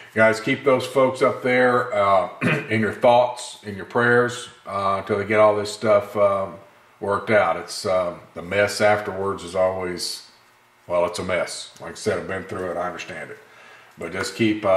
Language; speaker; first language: English; native; English